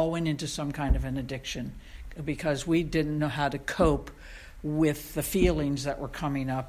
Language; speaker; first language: English; native; English